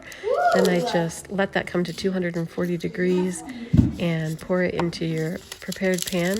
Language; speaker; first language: English; native; English